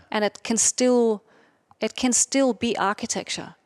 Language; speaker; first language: English; non-native, fluent; German